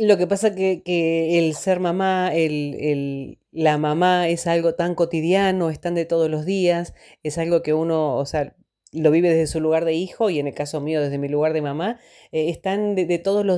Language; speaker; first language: Spanish; native; Spanish